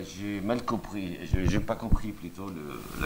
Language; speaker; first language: French; non-native, fluent; Arabic